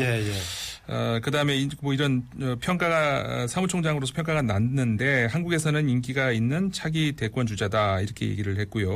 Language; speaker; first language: Korean; native; Korean